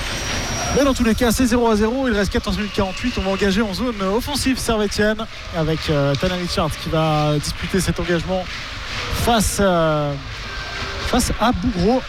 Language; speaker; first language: French; native; French